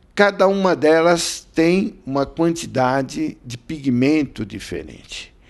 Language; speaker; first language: Portuguese; native; Portuguese